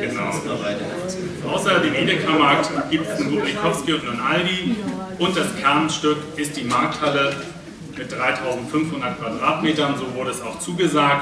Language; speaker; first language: German; native; German